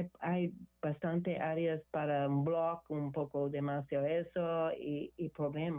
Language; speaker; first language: Spanish; non-native, learner; English